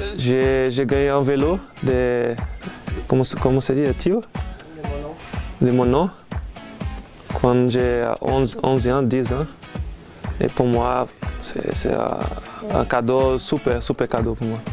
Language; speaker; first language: French; non-native, learner; Portuguese